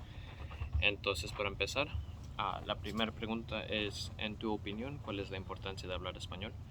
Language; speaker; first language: Spanish; early bilingual, heritage; Spanish